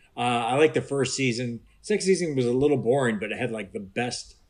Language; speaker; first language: English; native; English